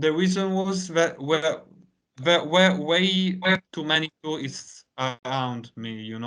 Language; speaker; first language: English; non-native, fluent; Italian